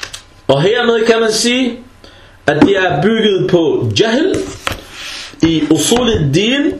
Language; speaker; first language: Danish; early bilingual, other home language; Arabic